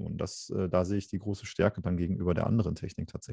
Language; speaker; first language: German; native; German